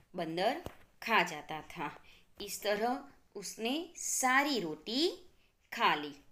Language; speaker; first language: Hindi; non-native, local second language; Gujarati